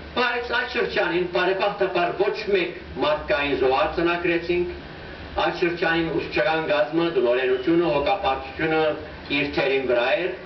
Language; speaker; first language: Armenian; early bilingual, heritage; Armenian